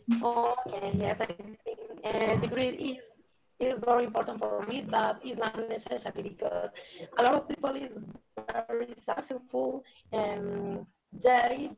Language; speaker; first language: English; non-native, learner; Spanish